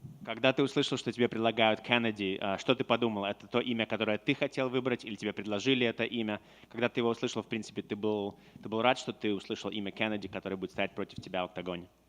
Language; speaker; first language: Russian; native; Russian